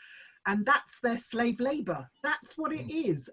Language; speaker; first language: English; native; English